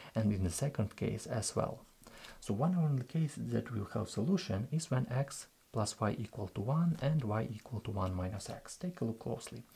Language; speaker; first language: English; non-native, fluent; Russian